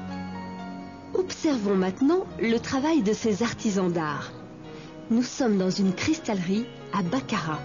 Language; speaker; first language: French; native; French